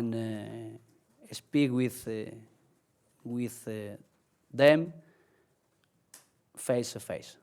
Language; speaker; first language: English; non-native, learner; Spanish